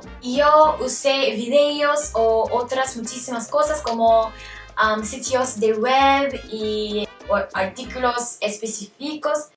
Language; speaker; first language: Spanish; non-native, learner; English